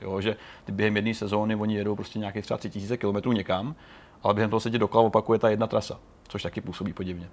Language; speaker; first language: Czech; native; Czech